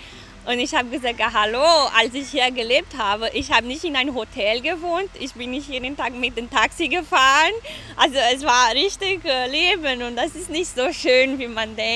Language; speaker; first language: German; non-native, fluent; Portuguese